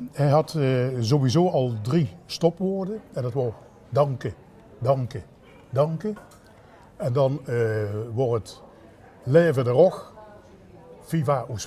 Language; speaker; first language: Dutch; native; Dutch